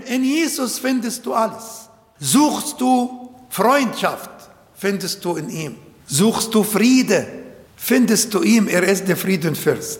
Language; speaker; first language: German; non-native, fluent; Arabic